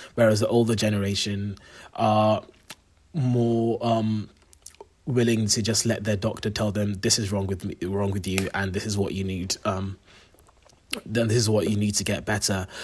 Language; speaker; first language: English; native; English